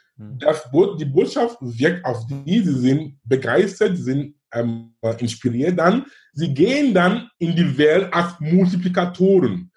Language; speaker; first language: German; non-native, fluent; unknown